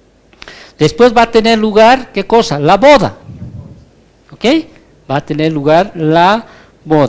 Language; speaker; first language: Spanish; native; Spanish